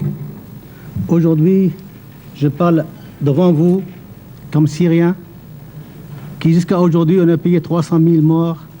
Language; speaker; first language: French; non-native, fluent; Arabic